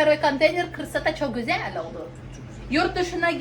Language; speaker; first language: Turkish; non-native, learner; Russian